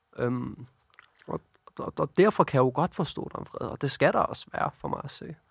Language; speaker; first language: Danish; early bilingual, other home language; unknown